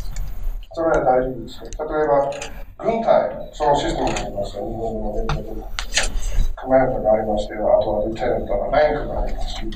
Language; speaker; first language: Japanese; non-native, learner; English